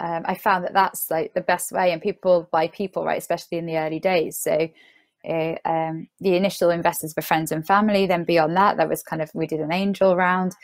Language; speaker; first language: English; native; English